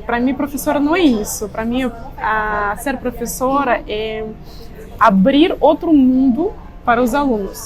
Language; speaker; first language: Portuguese; non-native, fluent; Russian